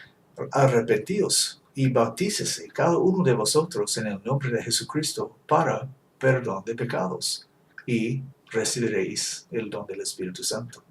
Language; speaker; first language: Spanish; non-native, fluent; English